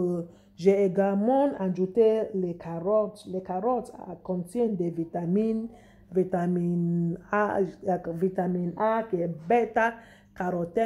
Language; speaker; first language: French; non-native, fluent; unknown